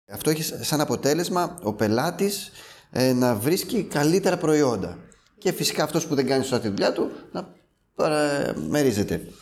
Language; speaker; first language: Greek; native; Greek